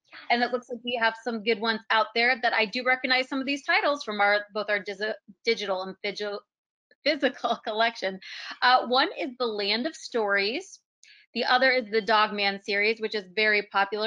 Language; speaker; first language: English; native; English